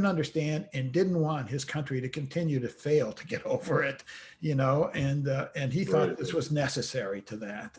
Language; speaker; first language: English; native; English